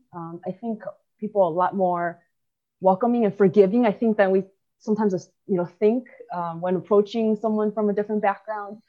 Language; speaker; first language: English; early bilingual, other home language; Chinese